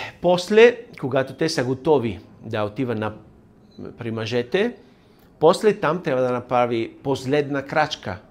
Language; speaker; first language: Bulgarian; non-native, learner; Italian